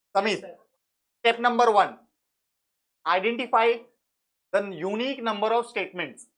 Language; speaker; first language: Hindi; non-native, local second language; Marathi